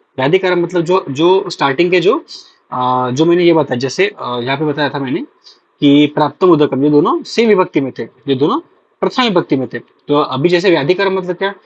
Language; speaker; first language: Hindi; non-native, local second language; Marathi